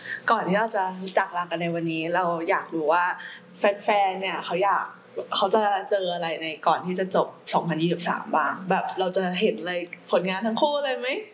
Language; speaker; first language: Thai; native; Thai